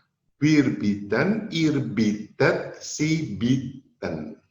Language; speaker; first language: German; non-native, fluent; Indonesian